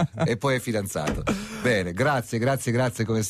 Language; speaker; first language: Italian; native; Italian